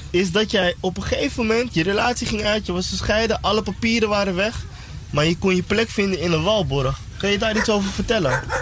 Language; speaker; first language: Dutch; native; Dutch